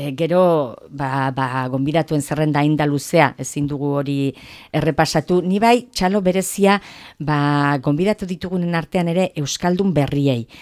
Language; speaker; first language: Basque; native; Basque